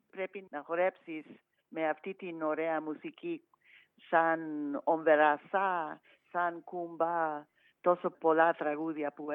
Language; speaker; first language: Greek; non-native, fluent; English